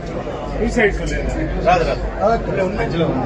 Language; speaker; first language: Telugu; native; Telugu